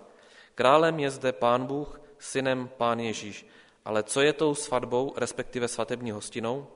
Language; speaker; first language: Czech; non-native, local second language; Polish